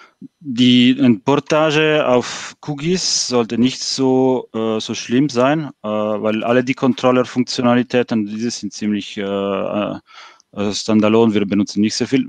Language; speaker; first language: German; non-native, fluent; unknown